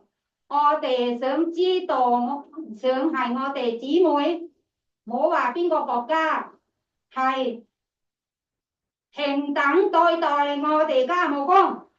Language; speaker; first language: Cantonese; non-native, fluent; Thai